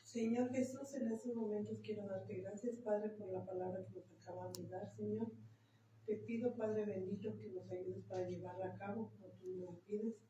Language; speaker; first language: Spanish; native; Spanish